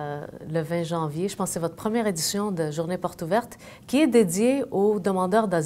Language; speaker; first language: French; native; French